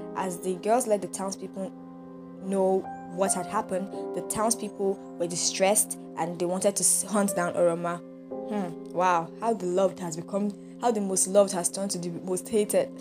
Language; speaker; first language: English; non-native, local second language; Yoruba